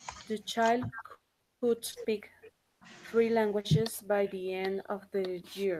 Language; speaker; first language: English; non-native, learner; Spanish